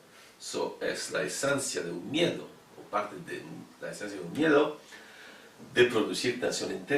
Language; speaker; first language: Spanish; non-native, fluent; French